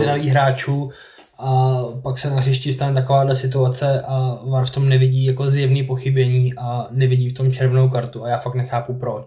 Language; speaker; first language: Czech; native; Czech